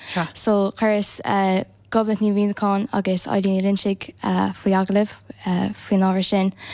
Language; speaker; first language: Irish; native; Irish